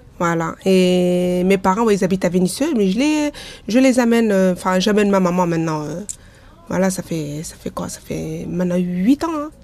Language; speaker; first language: French; early bilingual, other home language; Arabic